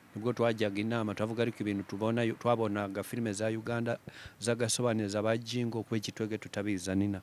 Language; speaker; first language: Kinyarwanda; early bilingual, heritage; Kinyarwanda